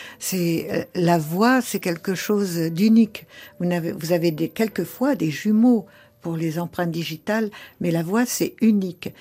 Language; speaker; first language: French; early bilingual, other home language; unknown